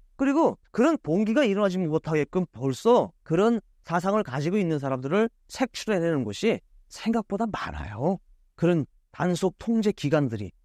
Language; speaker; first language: Korean; native; Korean